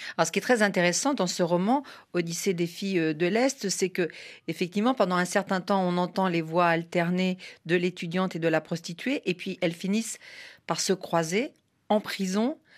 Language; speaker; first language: French; native; French